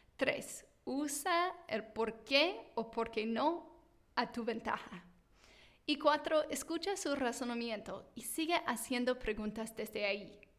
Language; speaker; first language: Spanish; non-native, fluent; English